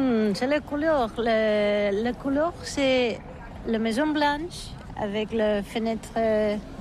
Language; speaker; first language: French; non-native, learner; Catalan